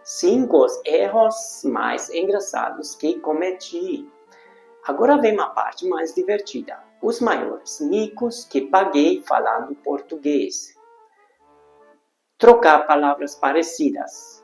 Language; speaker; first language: Portuguese; non-native, fluent; Hungarian